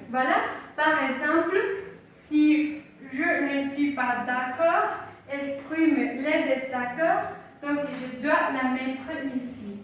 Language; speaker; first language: French; non-native, fluent; Spanish